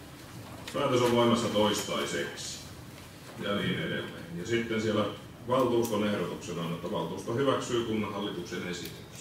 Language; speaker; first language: Finnish; native; Finnish